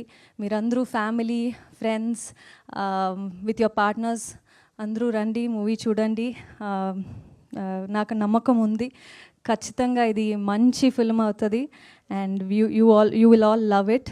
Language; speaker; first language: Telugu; non-native, fluent; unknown